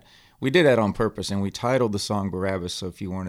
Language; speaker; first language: English; native; English